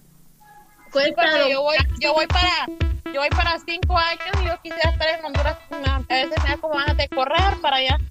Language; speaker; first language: Spanish; native; Spanish